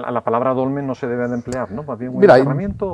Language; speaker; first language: Spanish; native; Spanish